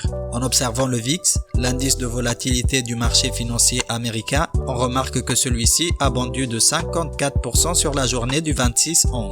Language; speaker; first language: French; native; French